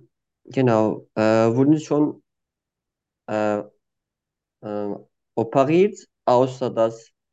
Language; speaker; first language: German; non-native, fluent; Turkish